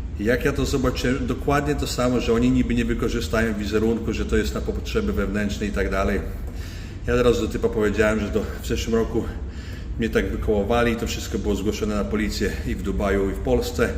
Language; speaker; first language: Polish; native; Polish